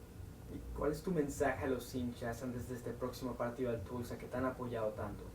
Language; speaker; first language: Spanish; native; Spanish